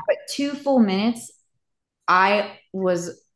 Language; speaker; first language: English; native; English